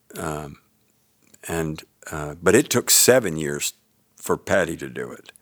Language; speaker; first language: English; native; English